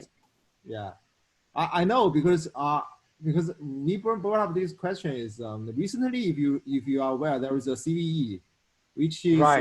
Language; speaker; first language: English; non-native, fluent; Chinese